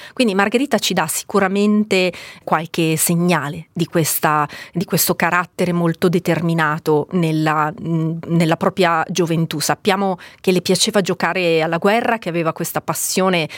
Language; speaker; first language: Italian; native; Italian